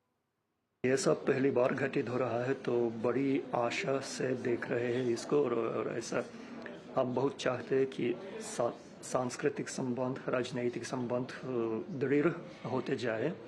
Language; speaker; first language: Hindi; non-native, fluent; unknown